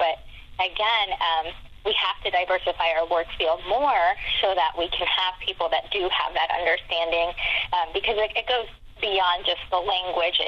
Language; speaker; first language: English; non-native, fluent; Spanish